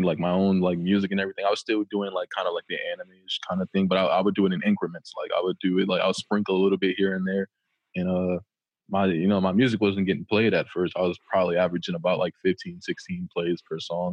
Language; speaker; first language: English; native; English